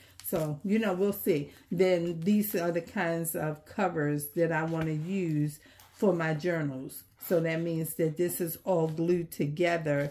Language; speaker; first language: English; native; English